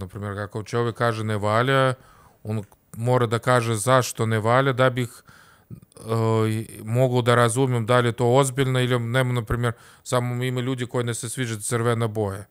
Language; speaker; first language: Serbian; non-native, learner; Russian